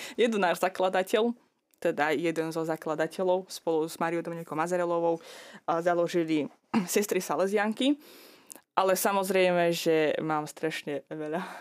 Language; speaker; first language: Slovak; non-native, fluent; Azerbaijani